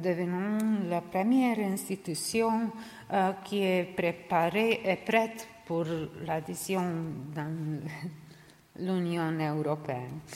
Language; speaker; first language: French; non-native, learner; Serbian